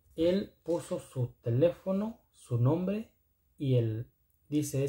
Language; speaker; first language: Spanish; non-native, local second language; Zapotec